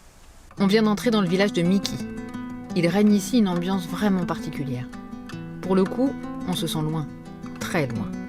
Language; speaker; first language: French; native; French